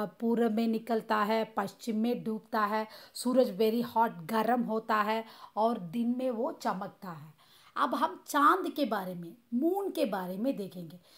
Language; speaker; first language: Hindi; non-native, local second language; Tamil